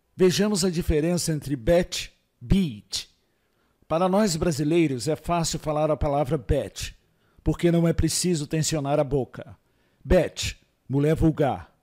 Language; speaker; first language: Portuguese; native; Portuguese